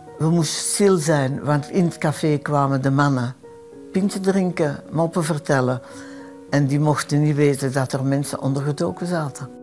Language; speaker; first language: Dutch; early bilingual, other home language; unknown